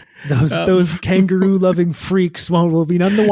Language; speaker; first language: English; native; English